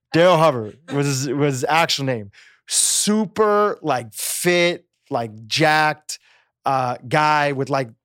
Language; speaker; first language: English; native; English